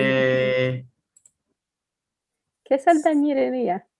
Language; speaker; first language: Spanish; non-native, fluent; Italian